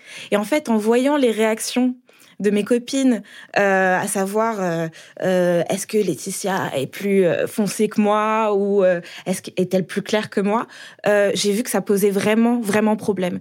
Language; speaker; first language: French; native; French